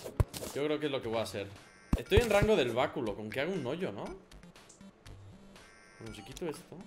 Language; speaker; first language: Spanish; native; Spanish